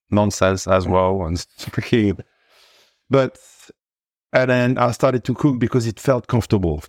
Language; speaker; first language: English; non-native, fluent; French